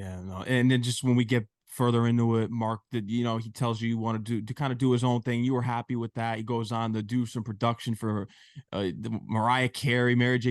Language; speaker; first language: English; native; English